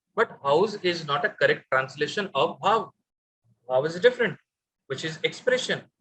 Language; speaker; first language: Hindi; non-native, local second language; Bangla